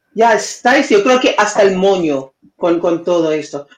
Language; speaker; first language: Spanish; non-native, fluent; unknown